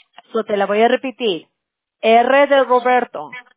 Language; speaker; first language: Spanish; early bilingual, heritage; Spanish